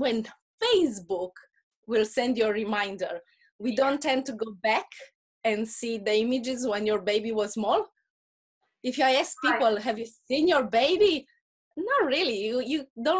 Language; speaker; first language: English; non-native, fluent; Russian